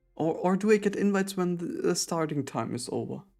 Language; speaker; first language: English; non-native, fluent; German